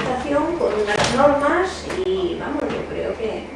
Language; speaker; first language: Spanish; native; Spanish